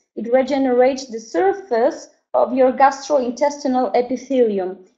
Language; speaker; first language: English; non-native, fluent; Polish